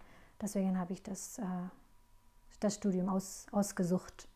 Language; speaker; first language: German; non-native, fluent; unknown